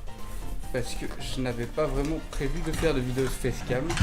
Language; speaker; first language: French; native; French